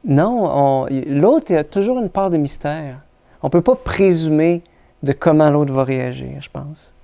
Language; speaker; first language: French; native; French